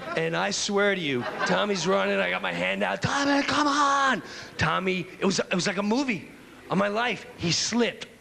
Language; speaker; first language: English; native; English